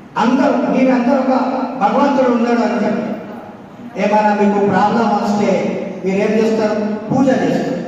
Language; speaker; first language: Telugu; non-native, local second language; Urdu